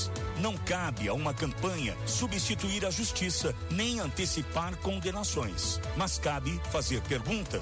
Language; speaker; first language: Portuguese; native; Portuguese